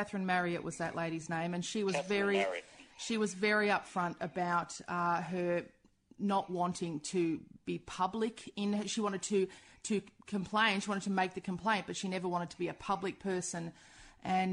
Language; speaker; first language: English; native; English